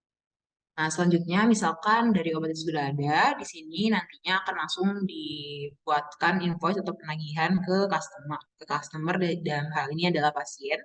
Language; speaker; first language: Indonesian; native; Indonesian